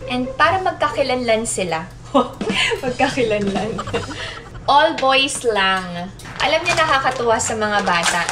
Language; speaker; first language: Filipino; native; Filipino